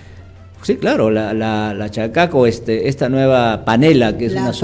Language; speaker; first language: Spanish; native; Spanish